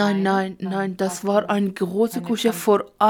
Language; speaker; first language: German; non-native, learner; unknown